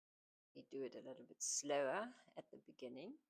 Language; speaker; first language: English; non-native, fluent; German